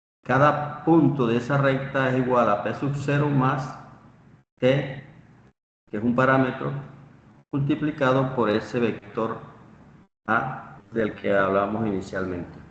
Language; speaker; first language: Spanish; native; Spanish